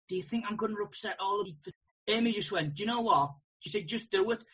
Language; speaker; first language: English; native; English